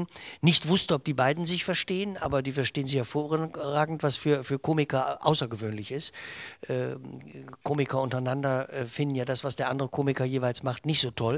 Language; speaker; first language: German; native; German